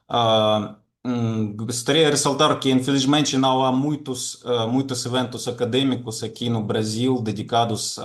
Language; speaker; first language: Portuguese; non-native, fluent; Ukrainian